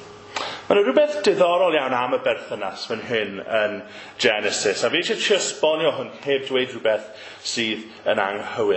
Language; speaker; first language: Welsh; native; Welsh